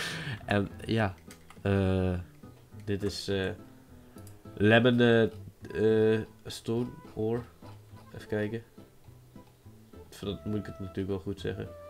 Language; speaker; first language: Dutch; native; Dutch